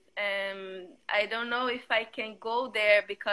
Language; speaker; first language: English; non-native, fluent; Portuguese